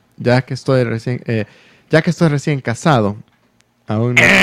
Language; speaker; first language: Spanish; native; Spanish